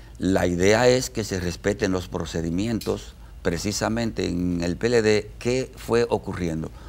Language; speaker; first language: Spanish; native; Spanish